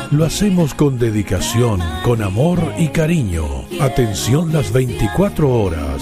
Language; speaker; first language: Spanish; native; Spanish